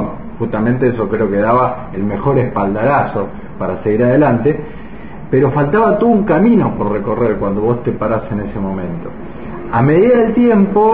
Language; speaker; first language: Spanish; native; Spanish